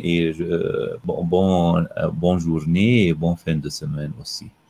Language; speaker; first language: French; non-native, fluent; Arabic